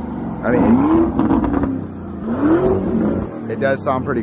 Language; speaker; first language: English; native; English